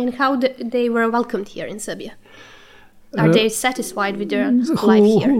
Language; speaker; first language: English; non-native, fluent; Serbian